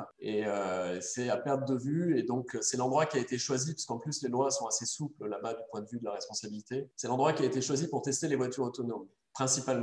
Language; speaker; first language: French; native; French